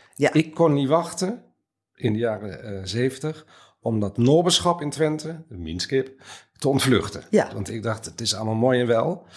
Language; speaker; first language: Dutch; native; Dutch